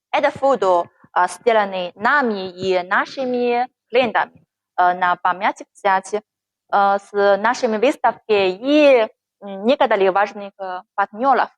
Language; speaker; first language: Russian; non-native, learner; Chinese